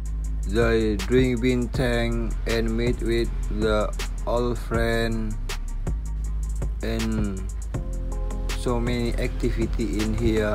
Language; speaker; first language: English; non-native, learner; Indonesian